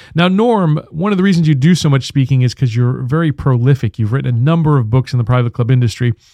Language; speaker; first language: English; native; English